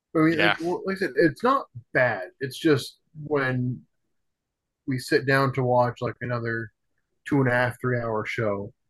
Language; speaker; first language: English; native; English